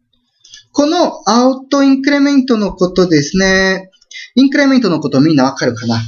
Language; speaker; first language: Japanese; non-native, fluent; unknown